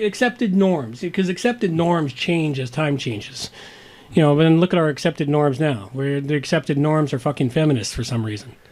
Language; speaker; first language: English; native; English